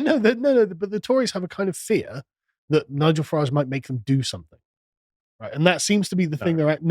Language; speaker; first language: English; native; English